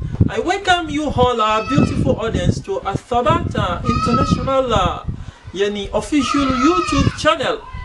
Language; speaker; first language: English; non-native, local second language; Yoruba